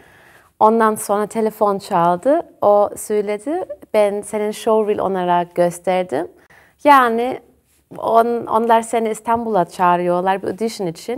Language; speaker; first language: Turkish; early bilingual, heritage; Turkish